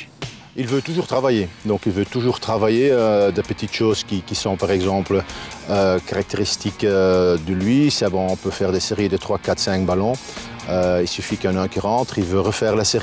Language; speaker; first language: French; native; French